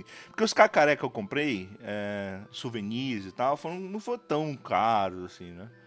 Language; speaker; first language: Portuguese; native; Portuguese